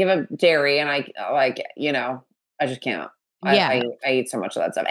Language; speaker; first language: English; native; English